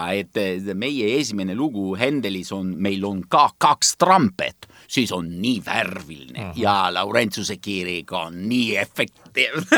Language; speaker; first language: Estonian; non-native, learner; Italian